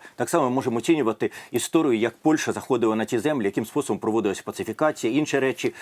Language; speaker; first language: Ukrainian; native; Ukrainian